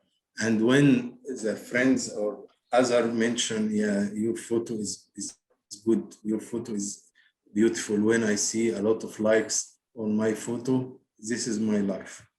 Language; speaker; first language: English; non-native, learner; Arabic